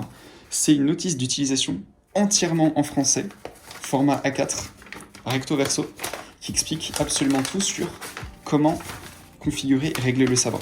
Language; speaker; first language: French; native; French